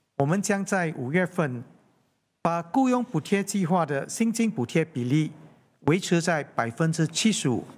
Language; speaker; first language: Chinese; non-native, local second language; English